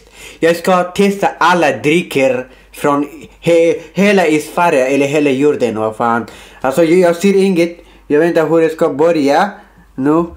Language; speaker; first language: Swedish; non-native, local second language; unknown